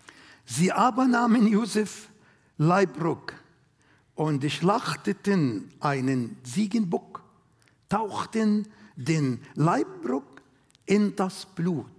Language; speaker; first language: German; non-native, learner; Arabic